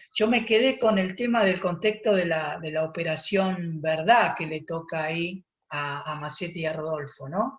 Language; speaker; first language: Spanish; native; Spanish